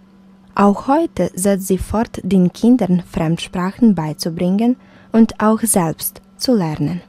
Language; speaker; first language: German; non-native, fluent; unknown